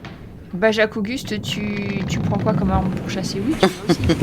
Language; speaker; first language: French; native; French